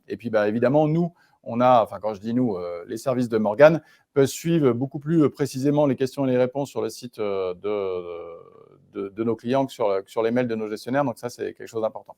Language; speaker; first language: French; native; French